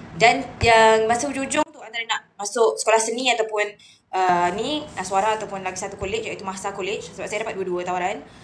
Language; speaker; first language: Malay; native; Malay